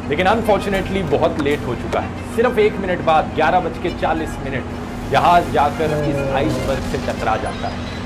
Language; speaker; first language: Hindi; native; Hindi